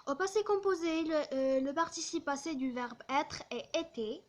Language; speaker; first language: French; non-native, local second language; Arabic